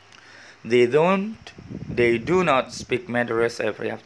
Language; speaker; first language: English; non-native, learner; Indonesian